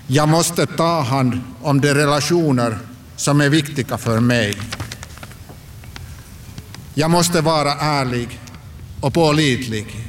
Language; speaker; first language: Swedish; non-native, local second language; Finnish